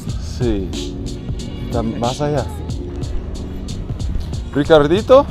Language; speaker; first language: Spanish; non-native, fluent; English